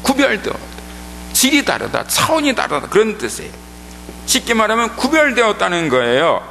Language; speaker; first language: Korean; native; Korean